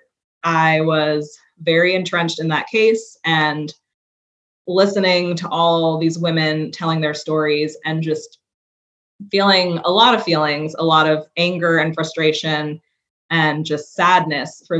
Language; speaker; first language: English; native; English